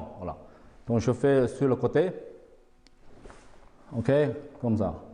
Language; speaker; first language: French; non-native, fluent; Chinese